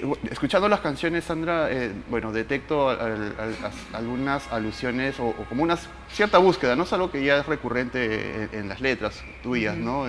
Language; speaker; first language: Spanish; native; Spanish